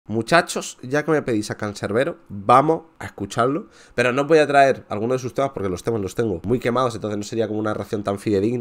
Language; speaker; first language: Spanish; native; Spanish